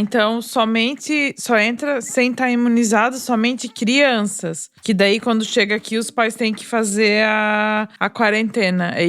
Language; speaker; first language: Portuguese; native; Portuguese